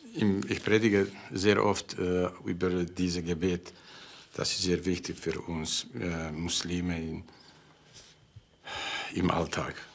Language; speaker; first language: German; non-native, learner; Bosnian